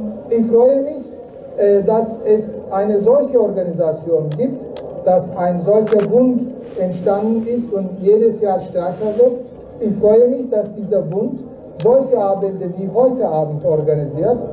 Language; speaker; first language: German; non-native, fluent; Turkish